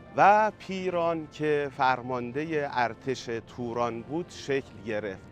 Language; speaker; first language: Persian; native; Persian